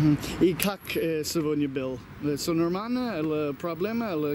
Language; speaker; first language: Russian; non-native, learner; English